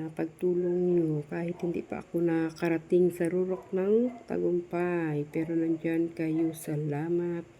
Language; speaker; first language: Filipino; non-native, local second language; Hiligaynon